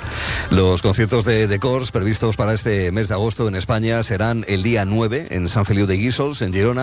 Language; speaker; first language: Spanish; native; Spanish